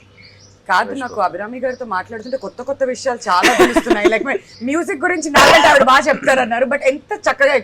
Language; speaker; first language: Telugu; native; Telugu